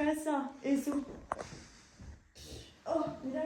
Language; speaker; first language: Spanish; non-native, learner; French